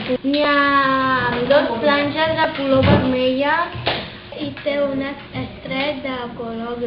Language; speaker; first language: Catalan; non-native, learner; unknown